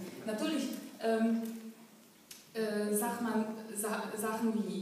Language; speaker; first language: German; non-native, fluent; Hungarian